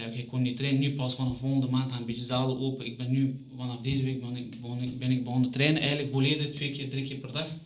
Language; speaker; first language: Dutch; non-native, fluent; Chechen